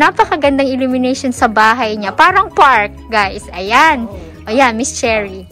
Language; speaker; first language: Filipino; native; Filipino